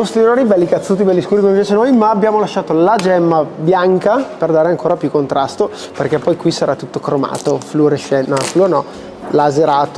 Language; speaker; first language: Italian; native; Italian